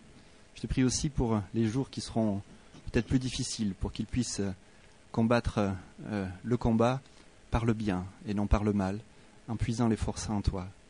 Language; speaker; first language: French; native; French